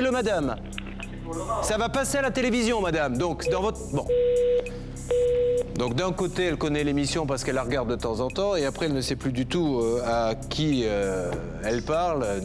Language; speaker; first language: French; native; French